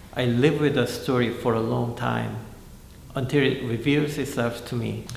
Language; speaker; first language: English; non-native, fluent; Korean